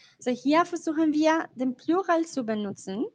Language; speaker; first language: German; non-native, fluent; Spanish